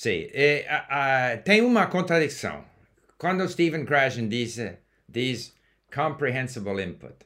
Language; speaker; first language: Portuguese; non-native, learner; English